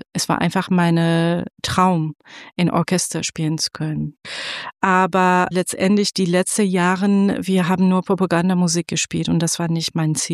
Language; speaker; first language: German; non-native, fluent; Persian